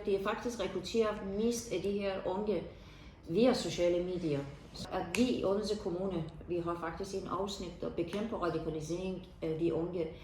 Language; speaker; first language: Danish; non-native, fluent; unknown